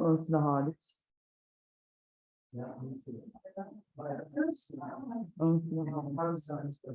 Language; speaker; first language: Turkish; native; Turkish